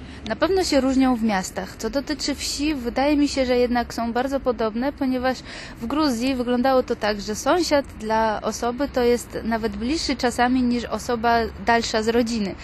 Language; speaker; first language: Polish; non-native, fluent; Georgian